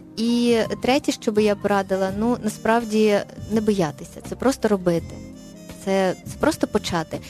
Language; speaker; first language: Ukrainian; non-native, local second language; Russian